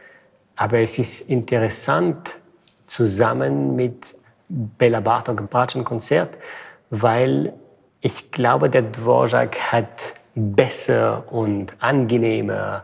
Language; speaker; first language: German; non-native, fluent; French